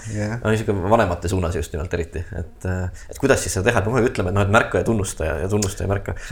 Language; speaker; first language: Estonian; native; Estonian